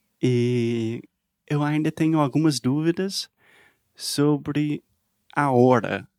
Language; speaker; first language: Portuguese; non-native, learner; English